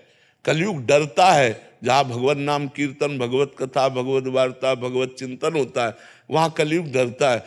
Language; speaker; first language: Hindi; native; Hindi